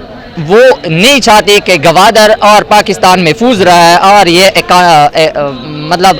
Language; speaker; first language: Hindi; non-native, local second language; Pashto